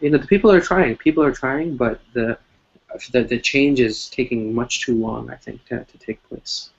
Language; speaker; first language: English; non-native, fluent; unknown